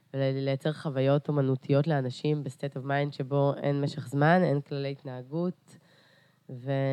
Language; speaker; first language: Hebrew; early bilingual, other home language; Russian